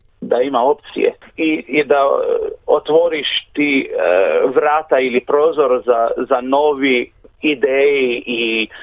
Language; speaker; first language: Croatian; early bilingual, heritage; Croatian